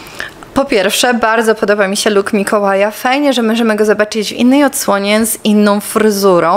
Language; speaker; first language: Polish; native; Polish